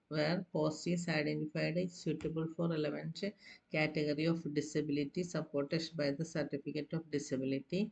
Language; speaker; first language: English; non-native, local second language; Malayalam